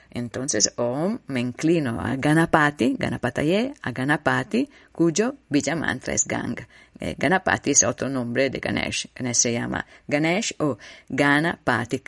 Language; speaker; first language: Spanish; non-native, fluent; Italian